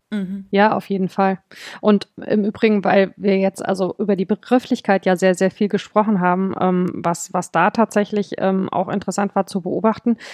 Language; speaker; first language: German; native; German